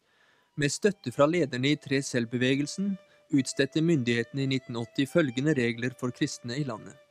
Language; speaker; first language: Norwegian; native; Norwegian